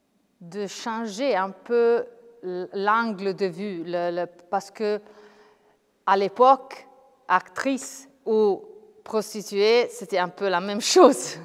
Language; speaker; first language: French; non-native, fluent; Italian